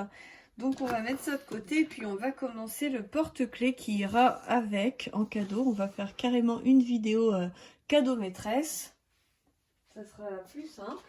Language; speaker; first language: French; native; French